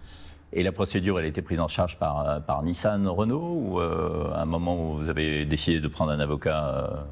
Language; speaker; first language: French; native; French